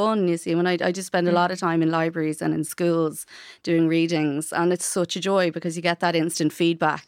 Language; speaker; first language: English; native; English